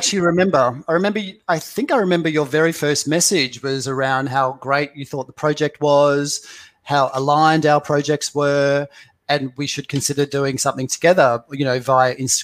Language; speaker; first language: English; native; English